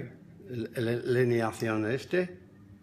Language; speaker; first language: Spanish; non-native, learner; English